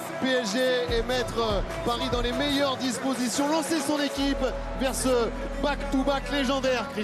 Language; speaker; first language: French; native; French